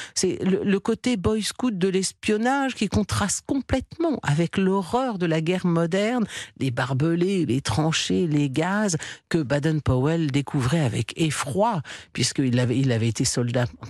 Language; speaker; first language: French; native; French